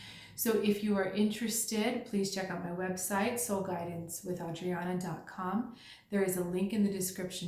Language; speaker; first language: English; native; English